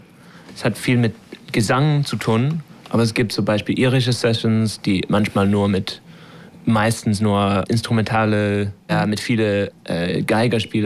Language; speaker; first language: German; non-native, learner; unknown